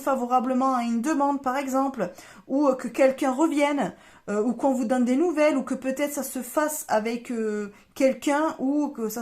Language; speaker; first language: French; native; French